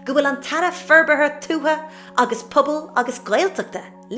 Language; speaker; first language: Irish; non-native, local second language; English